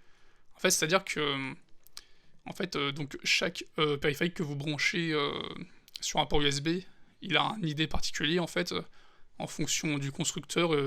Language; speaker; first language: French; native; French